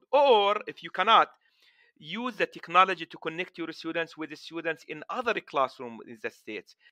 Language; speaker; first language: English; non-native, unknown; Arabic